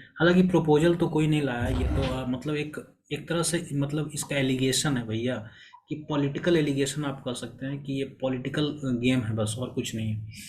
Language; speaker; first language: Hindi; native; Hindi